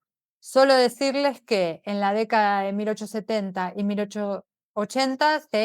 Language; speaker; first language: Spanish; native; Spanish